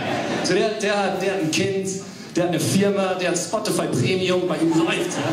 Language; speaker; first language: German; early bilingual, other home language; English